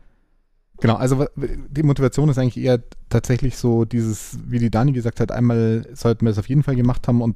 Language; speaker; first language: German; native; German